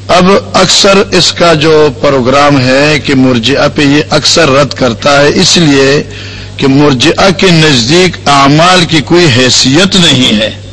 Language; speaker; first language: Urdu; non-native, local second language; Northern Hindko